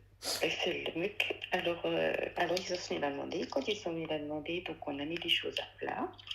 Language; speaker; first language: French; early bilingual, other home language; Arabic